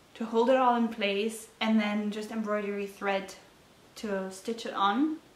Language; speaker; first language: English; non-native, fluent; German